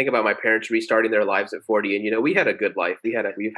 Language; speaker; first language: English; early bilingual, other home language; Spanish